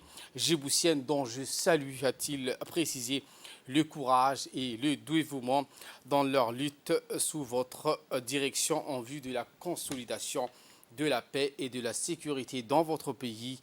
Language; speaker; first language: French; native; French